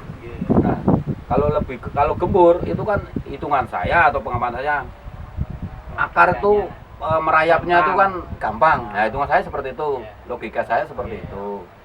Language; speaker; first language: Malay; non-native, local second language; Javanese